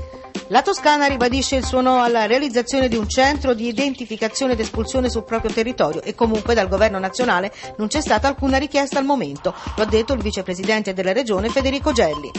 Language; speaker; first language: Italian; native; Italian